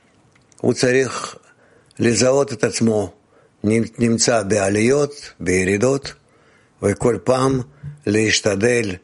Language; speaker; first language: Hebrew; non-native, fluent; Russian